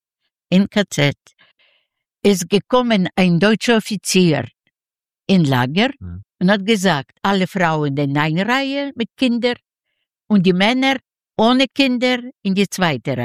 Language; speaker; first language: German; non-native, learner; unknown